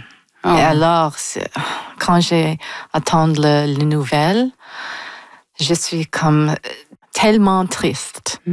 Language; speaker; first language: French; non-native, local second language; English